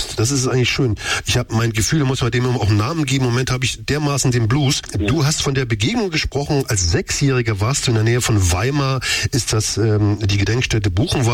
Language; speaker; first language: German; native; German